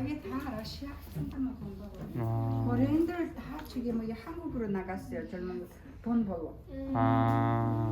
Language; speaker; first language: Korean; early bilingual, heritage; Russian